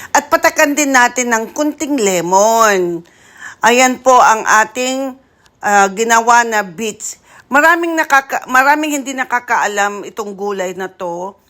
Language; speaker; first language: Filipino; non-native, local second language; Iloko